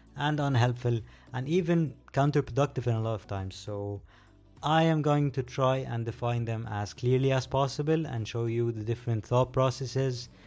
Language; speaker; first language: English; non-native, fluent; Arabic